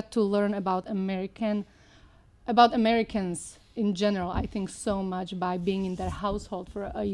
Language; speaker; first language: English; non-native, fluent; Slovak